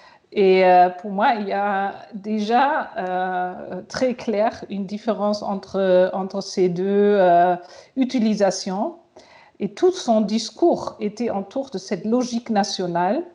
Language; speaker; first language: French; non-native, fluent; German